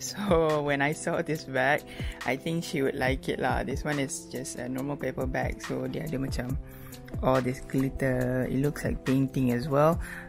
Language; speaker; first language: English; non-native, local second language; Malay